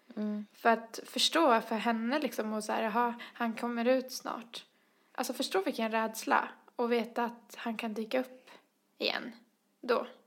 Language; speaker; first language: Swedish; native; Swedish